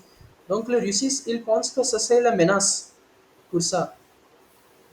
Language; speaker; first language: French; non-native, learner; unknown